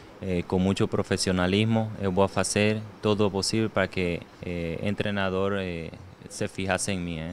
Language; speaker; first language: Portuguese; non-native, learner; Spanish